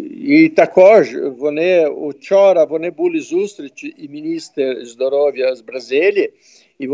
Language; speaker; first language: Ukrainian; early bilingual, heritage; Ukrainian